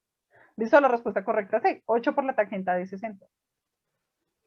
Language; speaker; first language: Spanish; native; Spanish